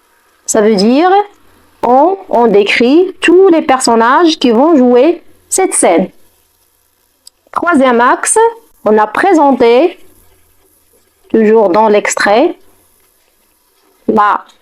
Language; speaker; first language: French; non-native, fluent; Arabic